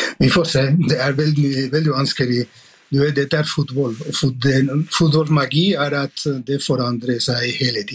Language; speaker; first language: Norwegian; non-native, fluent; Spanish